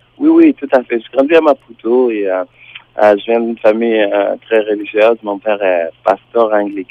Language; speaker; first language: French; non-native, fluent; Tsonga